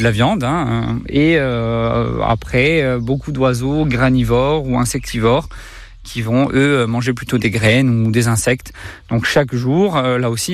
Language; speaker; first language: French; native; French